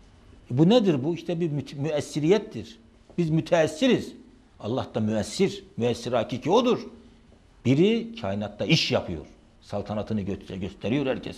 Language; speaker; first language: Turkish; native; Turkish